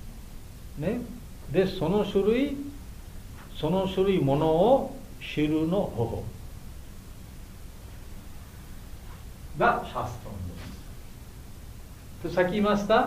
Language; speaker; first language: Japanese; non-native, learner; Bangla